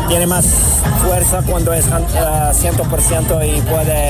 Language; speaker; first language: Spanish; non-native, learner; Serbian